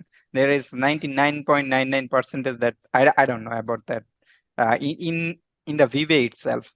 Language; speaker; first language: English; non-native, fluent; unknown